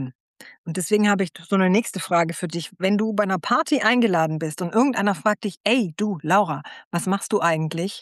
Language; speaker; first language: German; native; German